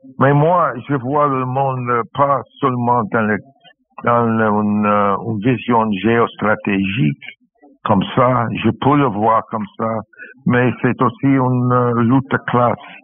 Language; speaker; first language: French; non-native, learner; English